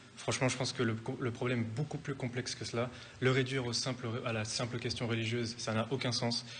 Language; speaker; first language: French; native; French